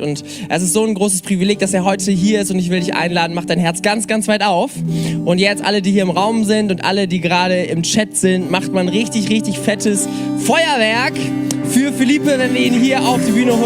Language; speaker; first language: German; native; German